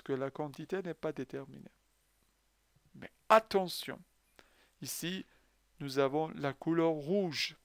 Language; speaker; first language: French; non-native, fluent; Persian